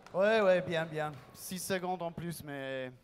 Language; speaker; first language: French; non-native, learner; English